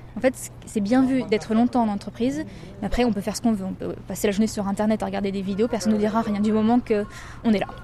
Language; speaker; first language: French; native; French